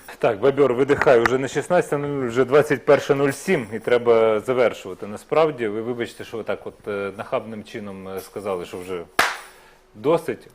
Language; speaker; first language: Ukrainian; native; Ukrainian